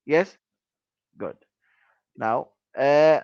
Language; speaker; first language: English; non-native, learner; Arabic